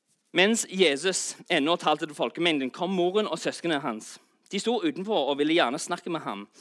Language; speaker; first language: Norwegian; non-native, fluent; English